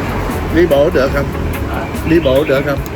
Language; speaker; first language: Vietnamese; early bilingual, heritage; Vietnamese